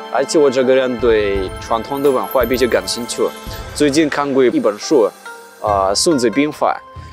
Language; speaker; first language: Chinese; non-native, fluent; Russian